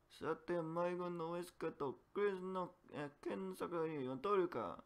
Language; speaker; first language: Japanese; non-native, learner; English